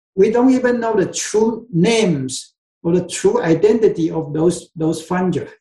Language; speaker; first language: English; non-native, fluent; Chinese